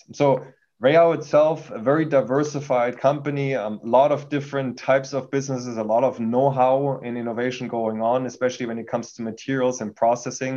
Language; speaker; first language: English; non-native, fluent; German